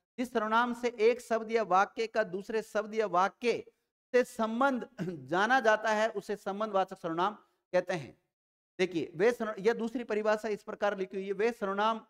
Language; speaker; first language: Hindi; native; Hindi